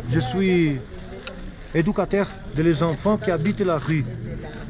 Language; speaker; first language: French; non-native, learner; Portuguese